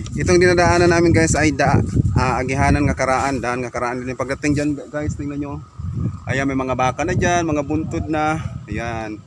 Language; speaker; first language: Filipino; non-native, local second language; Masbatenyo